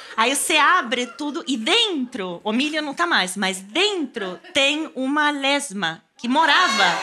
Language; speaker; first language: Portuguese; non-native, fluent; Spanish